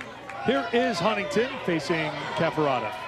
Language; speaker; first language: English; native; English